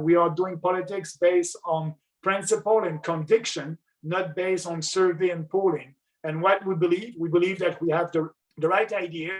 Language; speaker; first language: English; non-native, local second language; French